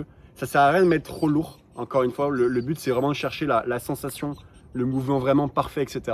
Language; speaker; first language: French; native; French